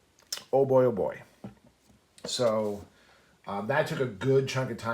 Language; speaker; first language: English; native; English